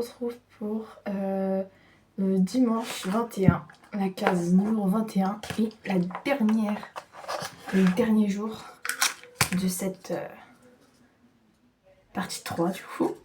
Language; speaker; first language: French; native; French